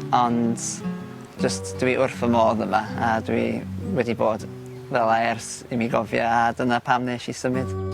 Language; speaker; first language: Welsh; non-native, fluent; English